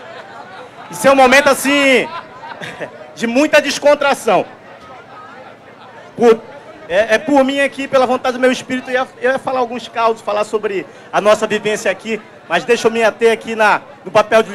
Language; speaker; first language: Portuguese; native; Portuguese